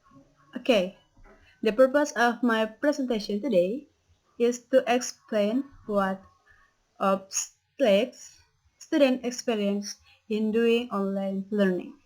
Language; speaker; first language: English; non-native, learner; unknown